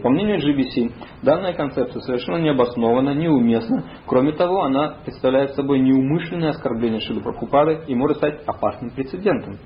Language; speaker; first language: Russian; native; Russian